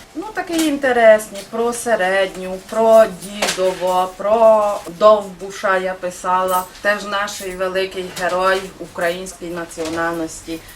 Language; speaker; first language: Ukrainian; non-native, local second language; Hungarian